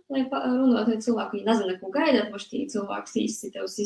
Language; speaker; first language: Latvian; native; Latvian